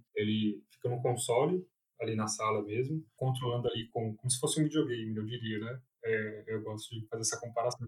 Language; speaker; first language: Portuguese; native; Portuguese